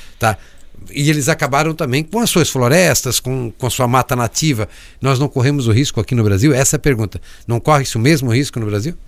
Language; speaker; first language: Portuguese; native; Portuguese